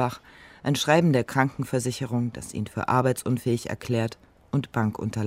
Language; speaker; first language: German; native; German